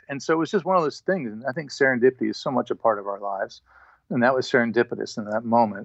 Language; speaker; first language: English; native; English